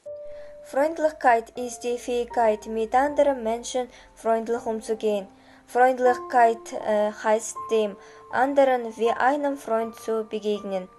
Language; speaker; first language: German; non-native, learner; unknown